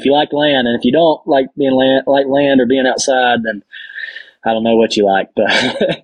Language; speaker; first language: English; native; English